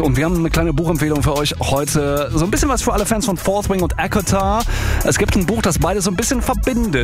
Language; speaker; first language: German; native; German